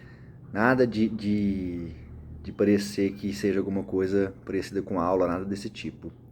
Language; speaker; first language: Portuguese; native; Portuguese